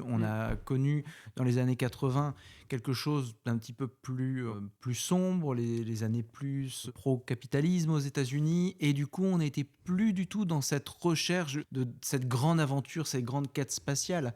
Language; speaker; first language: French; native; French